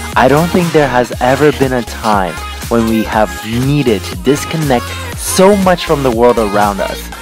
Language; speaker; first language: English; native; English